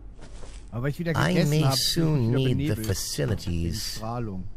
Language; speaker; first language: German; native; German